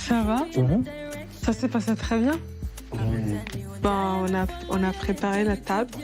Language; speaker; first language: French; non-native, local second language; Kinyarwanda